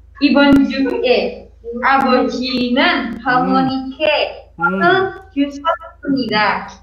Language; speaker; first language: Korean; non-native, learner; Indonesian